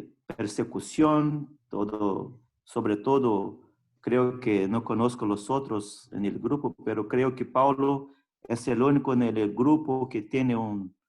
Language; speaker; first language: Spanish; non-native, fluent; Portuguese